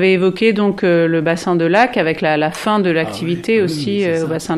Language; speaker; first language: French; native; French